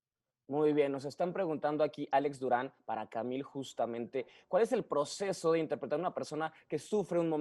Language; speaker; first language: Spanish; native; Spanish